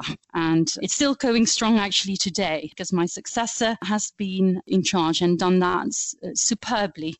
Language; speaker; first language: English; non-native, fluent; Dutch